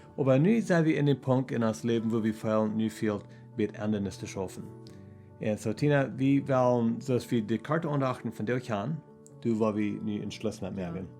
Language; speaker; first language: German; non-native, learner; Plautdietsch